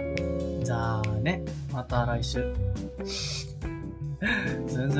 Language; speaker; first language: Japanese; non-native, learner; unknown